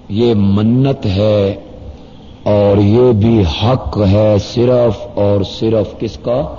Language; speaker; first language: Urdu; non-native, local second language; Punjabi